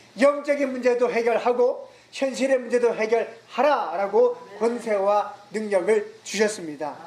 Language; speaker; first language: Korean; native; Korean